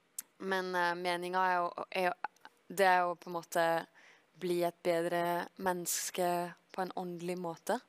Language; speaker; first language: Norwegian; early bilingual, heritage; French